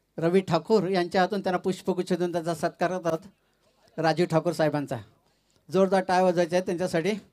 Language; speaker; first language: Marathi; native; Marathi